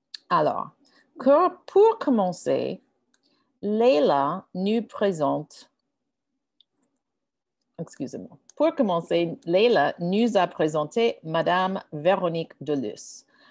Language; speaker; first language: French; non-native, fluent; English